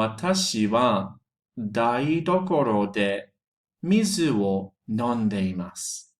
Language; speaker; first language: Japanese; non-native, fluent; English